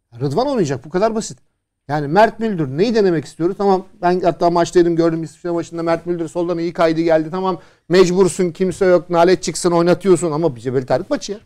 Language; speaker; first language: Turkish; native; Turkish